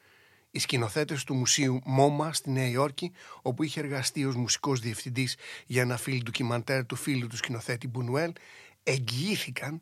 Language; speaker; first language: Greek; native; Greek